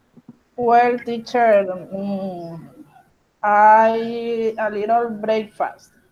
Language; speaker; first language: English; non-native, learner; Spanish